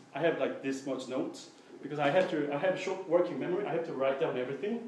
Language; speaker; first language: English; non-native, fluent; Korean